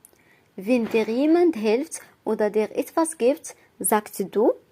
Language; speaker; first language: German; non-native, fluent; Arabic